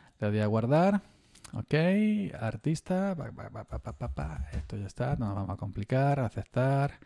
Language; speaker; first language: Spanish; native; Spanish